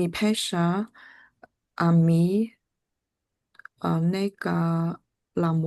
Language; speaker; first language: Hebrew; non-native, learner; English